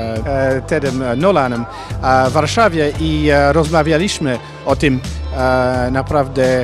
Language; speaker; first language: Polish; non-native, learner; English